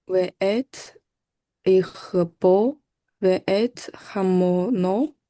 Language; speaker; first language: Hebrew; non-native, learner; English